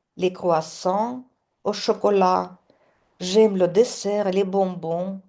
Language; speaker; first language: French; non-native, learner; Russian